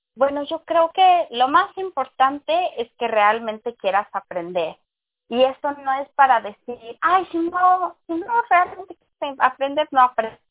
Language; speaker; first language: Spanish; early bilingual, heritage; Spanish